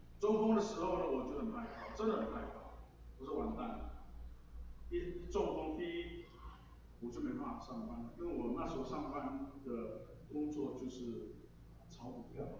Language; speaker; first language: Chinese; non-native, local second language; English